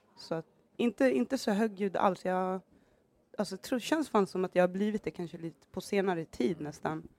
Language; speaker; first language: Swedish; early bilingual, other home language; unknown